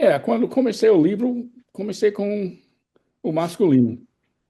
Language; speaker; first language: Portuguese; non-native, fluent; English